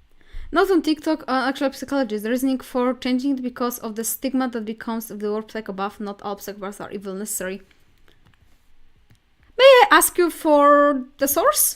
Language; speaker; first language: English; non-native, fluent; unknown